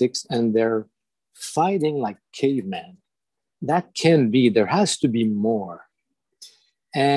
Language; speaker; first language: English; non-native, fluent; French